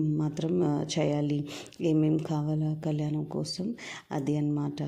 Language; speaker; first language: Telugu; non-native, local second language; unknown